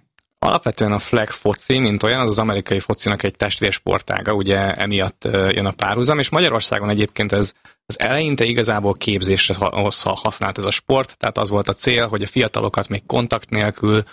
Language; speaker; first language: Hungarian; native; Hungarian